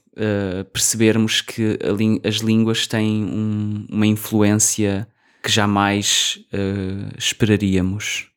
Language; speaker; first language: Portuguese; native; Portuguese